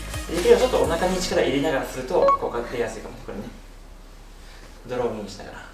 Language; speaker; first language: Japanese; native; Japanese